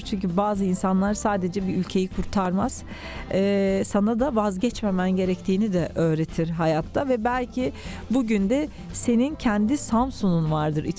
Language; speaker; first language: Turkish; native; Turkish